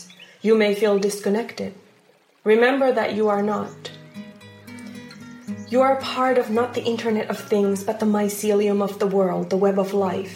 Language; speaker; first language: English; non-native, fluent; Finnish